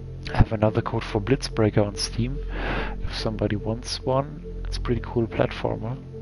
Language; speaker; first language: English; non-native, fluent; German